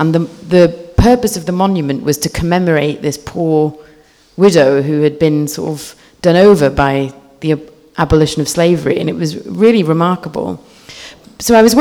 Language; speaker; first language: English; native; English